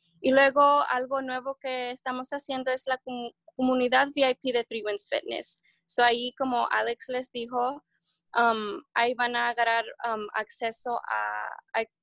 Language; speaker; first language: Spanish; early bilingual, heritage; Spanish